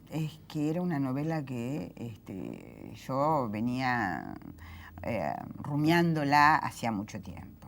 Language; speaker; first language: Spanish; native; Spanish